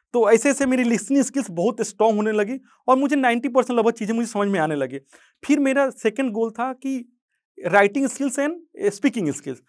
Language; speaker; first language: Hindi; native; Hindi